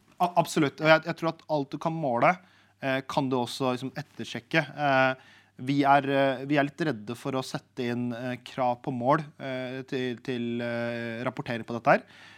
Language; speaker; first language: Norwegian; early bilingual, other home language; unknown